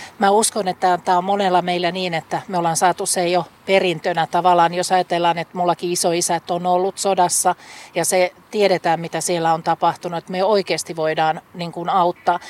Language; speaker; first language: Finnish; native; Finnish